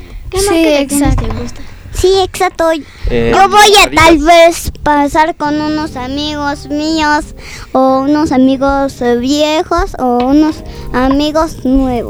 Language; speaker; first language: Spanish; early bilingual, other home language; French